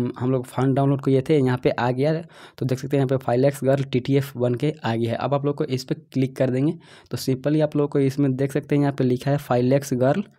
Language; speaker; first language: Hindi; native; Hindi